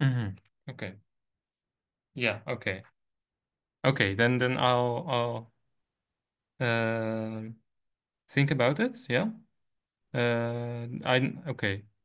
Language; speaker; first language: English; non-native, fluent; Dutch